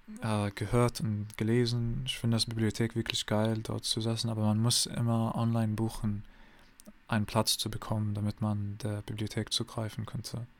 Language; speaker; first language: German; non-native, learner; English